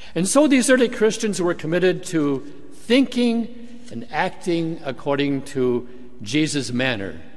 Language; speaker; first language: English; native; English